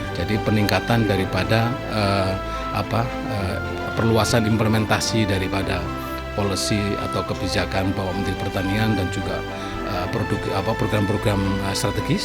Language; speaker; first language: Indonesian; native; Indonesian